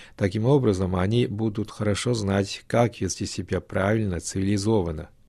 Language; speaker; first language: Russian; non-native, fluent; Chinese